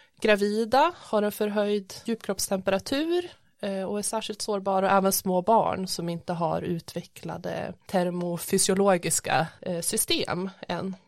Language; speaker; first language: Swedish; native; Swedish